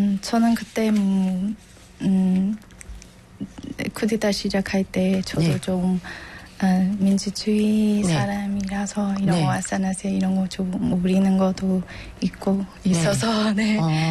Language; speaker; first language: Korean; non-native, learner; Burmese